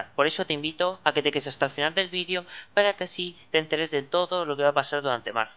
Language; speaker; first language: Spanish; native; Spanish